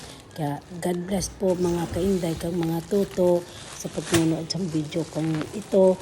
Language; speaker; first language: Filipino; non-native, local second language; Cebuano